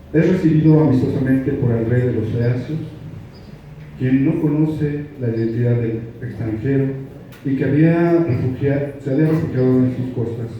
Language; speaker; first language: Spanish; native; Spanish